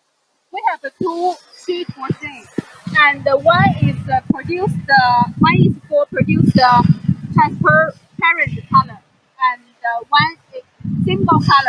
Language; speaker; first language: English; non-native, fluent; Chinese